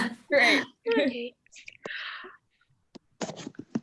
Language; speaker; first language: English; native; English